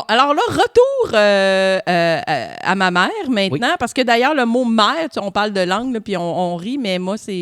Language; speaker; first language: French; native; French